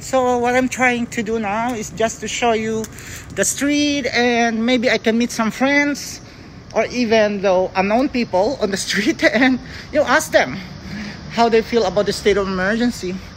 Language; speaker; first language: English; non-native, local second language; Filipino